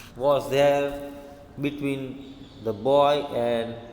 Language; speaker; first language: English; non-native, local second language; Hindi